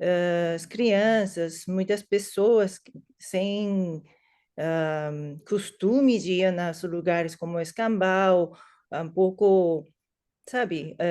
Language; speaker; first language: Portuguese; non-native, learner; English